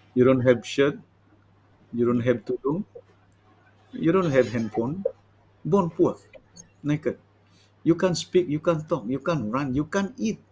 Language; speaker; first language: English; non-native, local second language; Malay